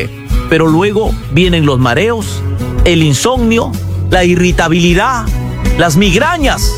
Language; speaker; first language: Spanish; native; Spanish